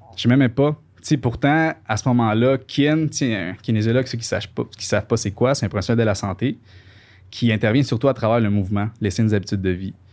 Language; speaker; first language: French; early bilingual, other home language; Spanish